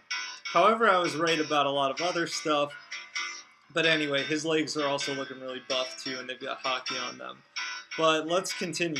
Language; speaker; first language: English; native; English